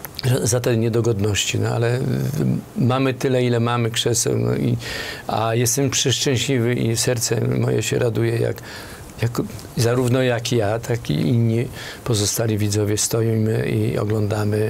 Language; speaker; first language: Polish; native; Polish